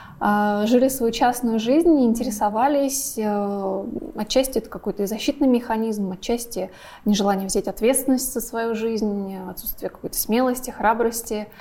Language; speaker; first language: Russian; native; Russian